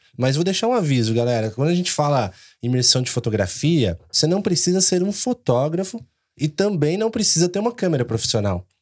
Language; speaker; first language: Portuguese; native; Portuguese